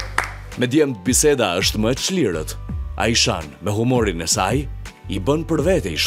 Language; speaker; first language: Albanian; native; Albanian